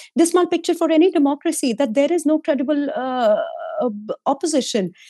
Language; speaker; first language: English; non-native, local second language; Hindi